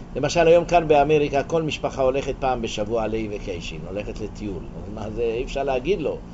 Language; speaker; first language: Hebrew; native; Hebrew